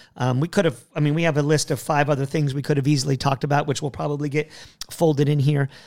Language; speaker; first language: English; native; English